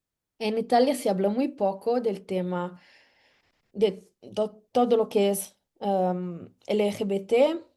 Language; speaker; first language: Spanish; non-native, fluent; Italian